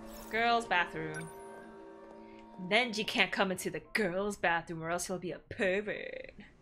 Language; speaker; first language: English; native; English